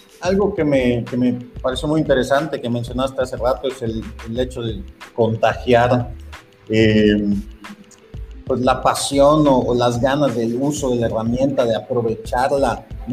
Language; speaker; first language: Spanish; native; Spanish